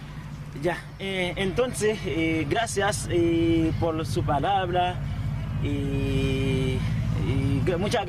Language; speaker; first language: Spanish; non-native, learner; Haitian Creole